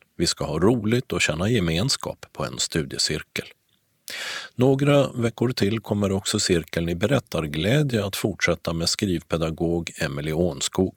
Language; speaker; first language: Swedish; native; Swedish